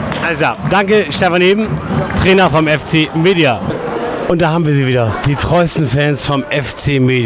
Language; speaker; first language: German; native; German